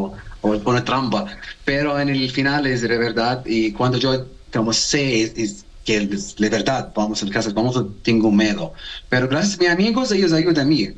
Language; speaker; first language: Spanish; non-native, learner; Arabic